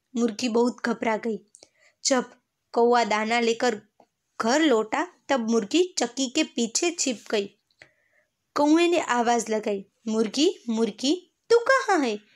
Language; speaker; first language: Hindi; non-native, local second language; Gujarati